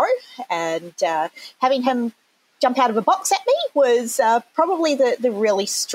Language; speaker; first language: English; native; English